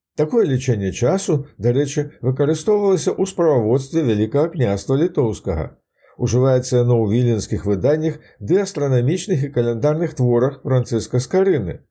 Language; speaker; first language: Belarusian; native; Belarusian